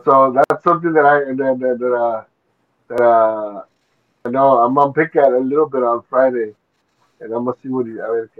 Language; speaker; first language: English; early bilingual, other home language; Spanish